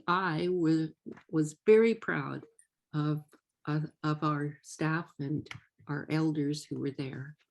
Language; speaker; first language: English; native; English